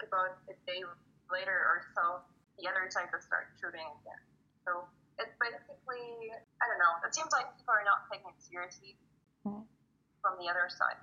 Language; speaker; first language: English; non-native, fluent; Ukrainian